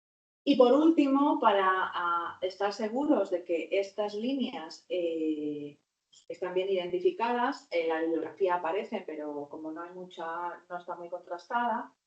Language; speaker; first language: Spanish; native; Spanish